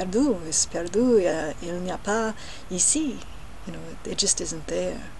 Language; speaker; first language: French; non-native, learner; English